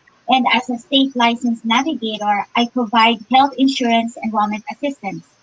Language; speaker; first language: English; non-native, local second language; Filipino